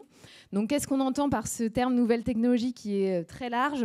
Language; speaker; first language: French; native; French